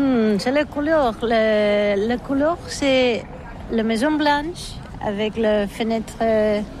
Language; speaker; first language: French; non-native, learner; Catalan